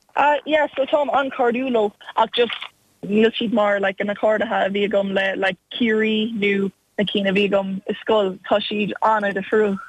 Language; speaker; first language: Irish; non-native, local second language; English